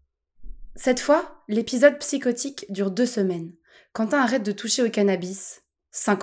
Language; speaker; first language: French; native; French